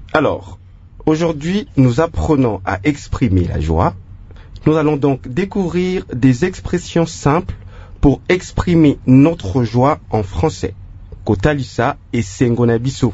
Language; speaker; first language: French; non-native, local second language; Lingala